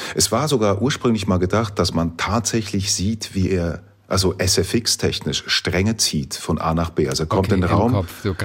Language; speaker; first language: German; native; German